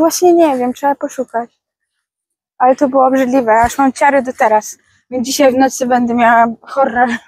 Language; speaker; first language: Polish; native; Polish